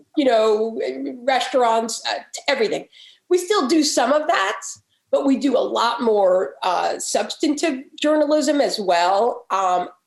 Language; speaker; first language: English; native; English